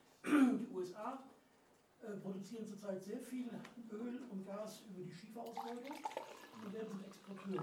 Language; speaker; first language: German; native; German